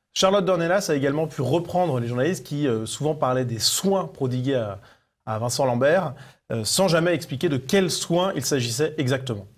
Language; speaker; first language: French; native; French